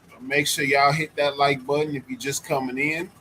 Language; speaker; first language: English; native; English